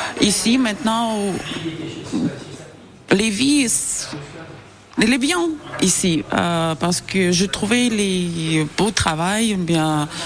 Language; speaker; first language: French; non-native, learner; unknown